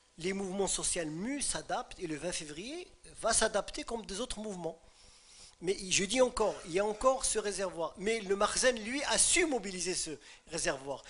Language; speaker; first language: French; non-native, local second language; Arabic